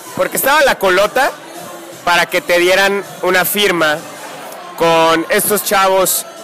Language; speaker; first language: Spanish; native; Spanish